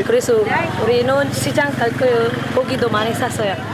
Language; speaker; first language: Korean; non-native, learner; Filipino